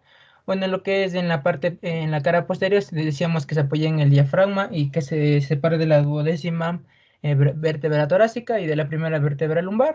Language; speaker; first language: Spanish; native; Spanish